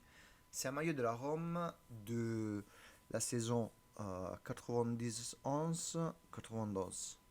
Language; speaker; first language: French; non-native, learner; Italian